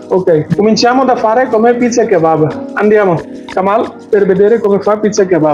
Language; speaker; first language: Italian; non-native, learner; Bangla